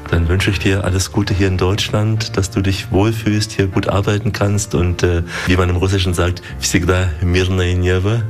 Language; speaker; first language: German; native; German